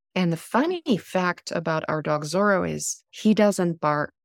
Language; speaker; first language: English; non-native, fluent; German